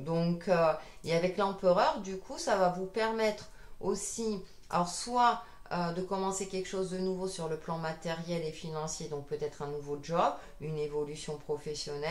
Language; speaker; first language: French; native; French